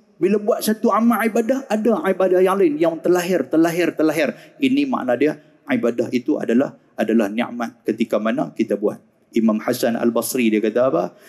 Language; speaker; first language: Malay; native; Malay